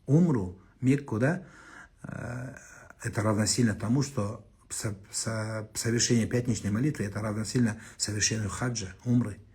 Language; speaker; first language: Russian; non-native, local second language; Kazakh